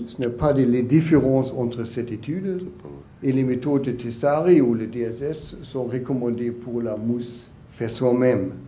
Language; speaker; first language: French; non-native, learner; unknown